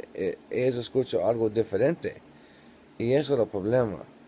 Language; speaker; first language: Spanish; non-native, learner; English